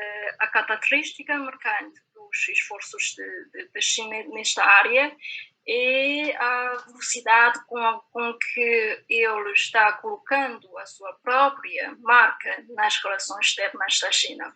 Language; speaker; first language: Portuguese; non-native, fluent; Chinese